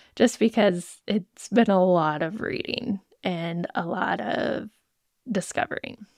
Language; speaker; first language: English; native; English